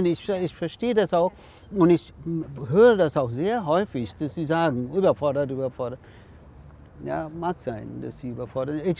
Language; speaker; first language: German; non-native, fluent; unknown